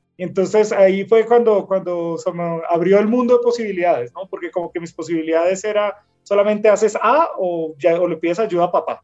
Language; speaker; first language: Spanish; native; Spanish